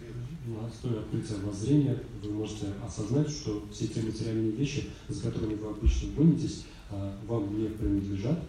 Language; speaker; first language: Russian; native; Russian